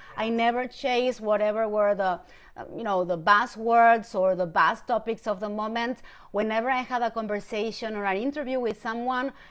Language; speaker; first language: English; non-native, fluent; Spanish